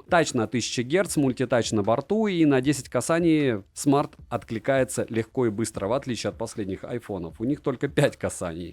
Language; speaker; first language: Russian; native; Russian